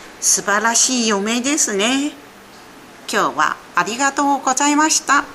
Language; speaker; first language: Japanese; native; Japanese